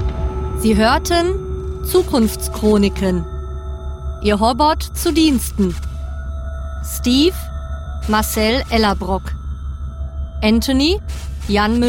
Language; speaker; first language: German; native; German